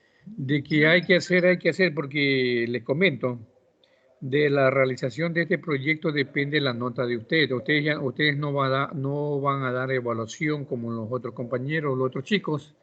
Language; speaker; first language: Spanish; native; Spanish